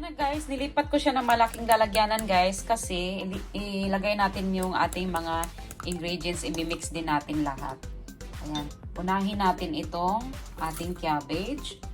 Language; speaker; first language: Filipino; non-native, local second language; Cebuano